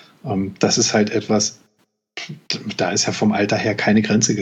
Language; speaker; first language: German; native; German